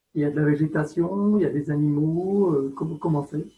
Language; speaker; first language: French; native; French